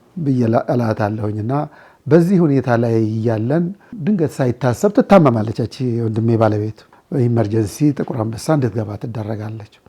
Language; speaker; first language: Amharic; native; Amharic